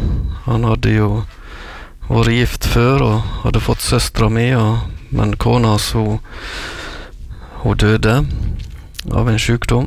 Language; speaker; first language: Norwegian; native; Norwegian